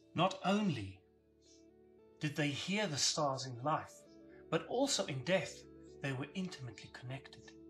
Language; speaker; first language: English; non-native, local second language; Afrikaans